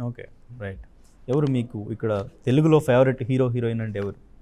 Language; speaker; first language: Telugu; native; Telugu